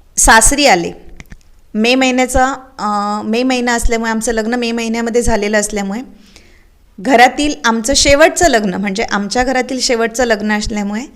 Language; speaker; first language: Marathi; native; Marathi